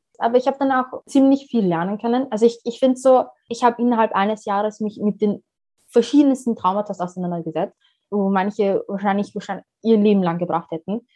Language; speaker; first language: German; early bilingual, other home language; Somali